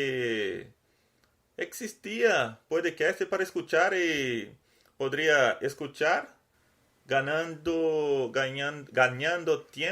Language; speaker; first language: Spanish; non-native, learner; Portuguese